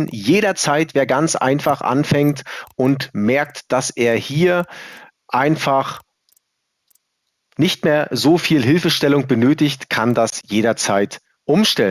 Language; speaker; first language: German; native; German